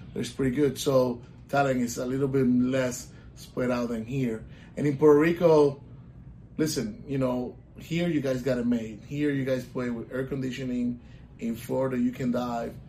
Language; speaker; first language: English; non-native, local second language; Spanish